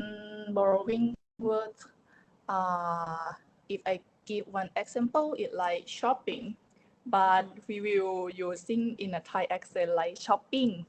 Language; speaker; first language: English; non-native, learner; Thai